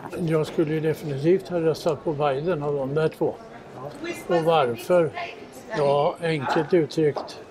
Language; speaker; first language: Swedish; native; Swedish